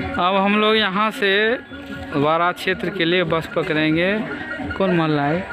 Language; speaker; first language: Hindi; native; Hindi